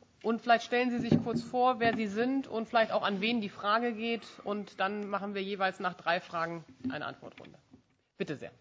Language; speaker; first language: German; native; German